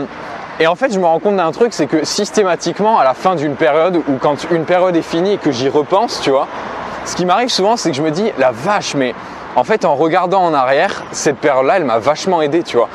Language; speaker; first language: French; native; French